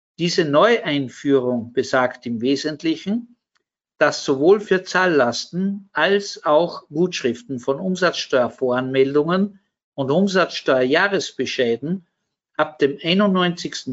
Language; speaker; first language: German; native; German